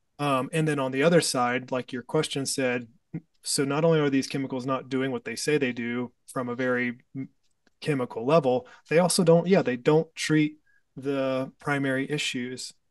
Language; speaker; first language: English; native; English